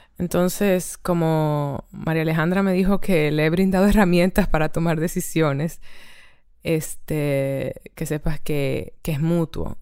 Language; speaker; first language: Spanish; native; Spanish